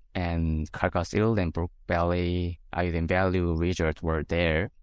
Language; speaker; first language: English; non-native, fluent; Korean